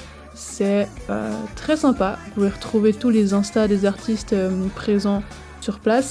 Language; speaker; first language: French; native; French